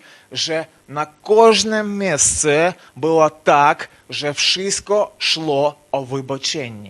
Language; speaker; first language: Polish; non-native, learner; Ukrainian